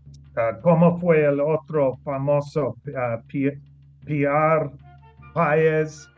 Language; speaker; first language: Spanish; non-native, learner; English